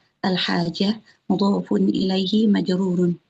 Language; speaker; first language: Arabic; non-native, learner; Indonesian